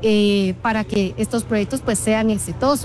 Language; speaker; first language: Spanish; native; Spanish